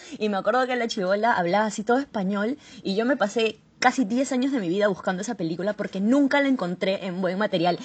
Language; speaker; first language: Spanish; native; Spanish